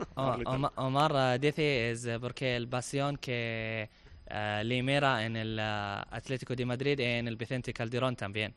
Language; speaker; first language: Spanish; non-native, learner; Arabic